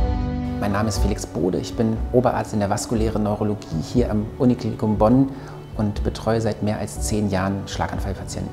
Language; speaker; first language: German; native; German